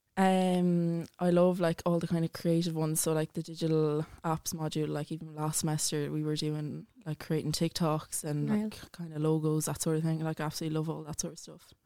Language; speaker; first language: English; native; English